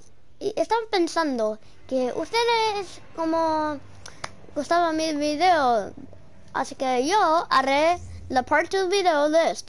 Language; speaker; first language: Spanish; early bilingual, heritage; English